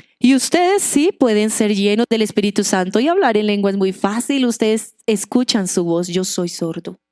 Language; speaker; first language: Spanish; non-native, local second language; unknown